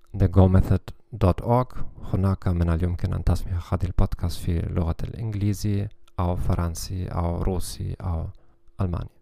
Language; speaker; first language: Arabic; non-native, learner; German